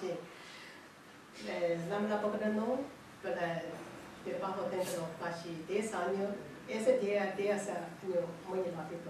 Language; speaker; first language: Spanish; non-native, learner; Chinese